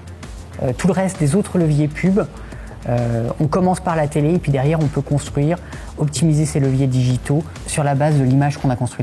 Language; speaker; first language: French; native; French